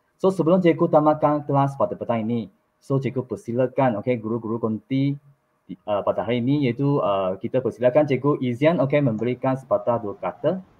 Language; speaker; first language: Malay; non-native, local second language; Chinese